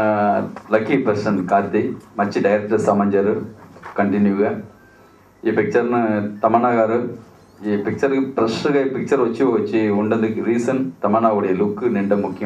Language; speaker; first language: Telugu; non-native, learner; Tamil